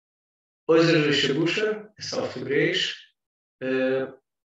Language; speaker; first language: German; non-native, fluent; Russian